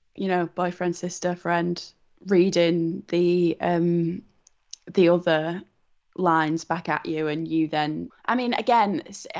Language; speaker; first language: English; native; English